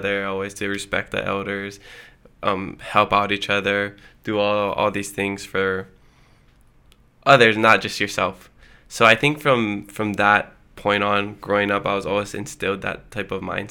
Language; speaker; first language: English; early bilingual, other home language; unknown